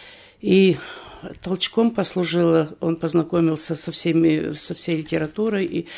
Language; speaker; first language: Russian; native; Russian